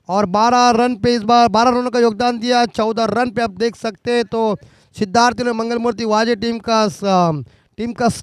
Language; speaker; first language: Hindi; non-native, local second language; Marathi